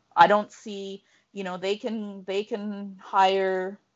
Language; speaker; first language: English; native; English